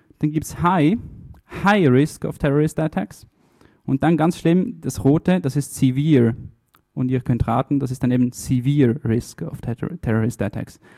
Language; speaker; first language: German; early bilingual, other home language; Italian